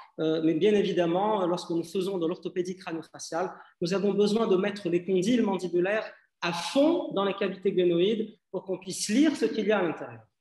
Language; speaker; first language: French; non-native, local second language; Arabic